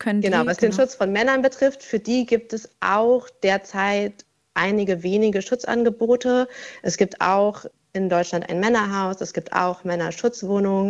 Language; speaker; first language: German; native; German